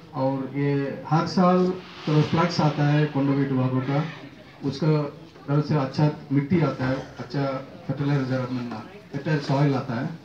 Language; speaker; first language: Hindi; non-native, local second language; Telugu